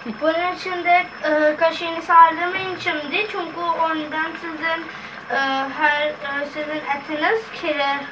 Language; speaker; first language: Turkish; non-native, learner; Urdu